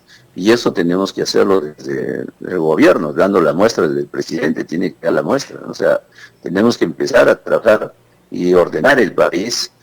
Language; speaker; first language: Spanish; native; Spanish